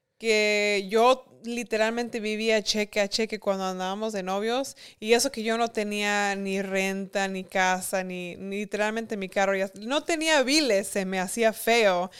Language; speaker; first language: Spanish; early bilingual, heritage; Spanish